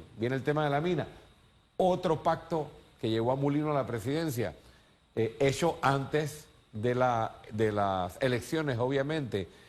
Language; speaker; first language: Spanish; native; Spanish